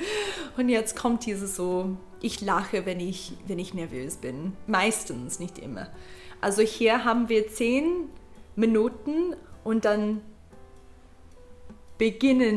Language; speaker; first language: German; non-native, learner; English